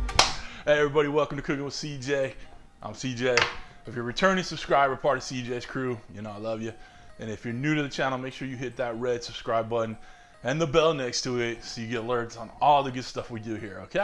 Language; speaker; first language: English; native; English